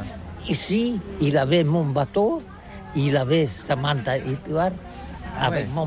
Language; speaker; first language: French; non-native, learner; Catalan